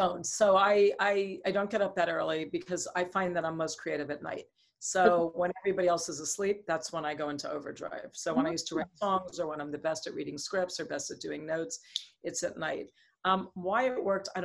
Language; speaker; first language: English; native; English